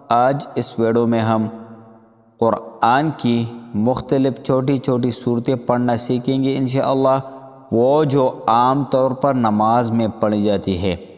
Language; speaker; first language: Urdu; non-native, local second language; Pashto